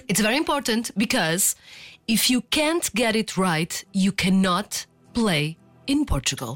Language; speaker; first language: English; non-native, fluent; Portuguese